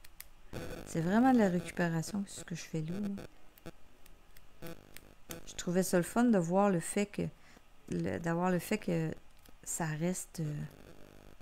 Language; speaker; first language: French; native; French